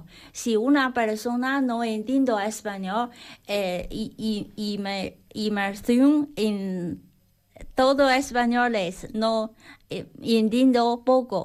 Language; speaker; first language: Spanish; non-native, learner; Chinese